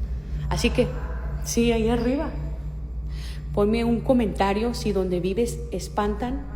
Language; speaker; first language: Spanish; native; Spanish